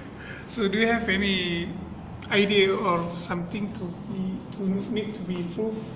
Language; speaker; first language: English; non-native, local second language; Malay